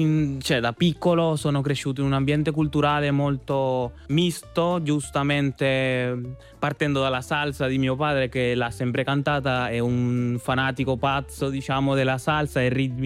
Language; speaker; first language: Italian; non-native, fluent; Spanish